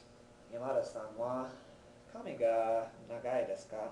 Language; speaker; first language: Japanese; non-native, learner; English